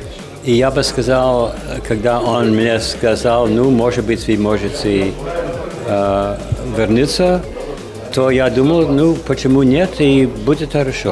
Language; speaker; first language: Russian; non-native, learner; English